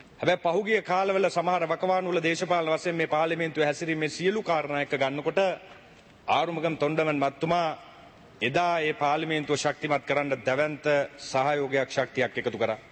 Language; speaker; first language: Sinhala; native; Sinhala